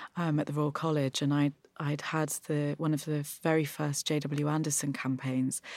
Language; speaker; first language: English; native; English